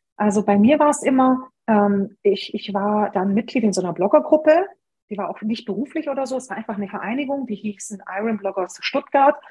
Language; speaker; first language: German; early bilingual, other home language; Hungarian